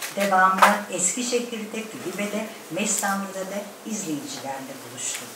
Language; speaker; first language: Turkish; native; Turkish